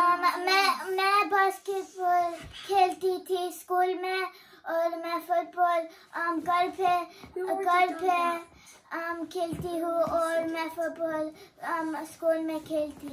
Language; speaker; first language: Hindi; early bilingual, heritage; Hindi